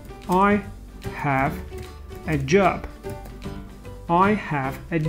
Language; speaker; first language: English; non-native, fluent; Russian